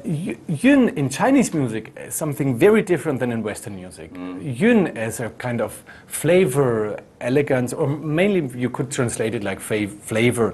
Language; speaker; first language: English; non-native, fluent; German